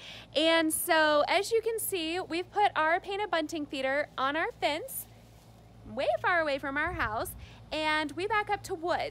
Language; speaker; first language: English; native; English